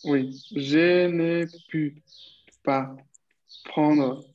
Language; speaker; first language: French; non-native, fluent; Spanish